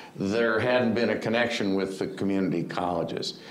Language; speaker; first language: English; native; English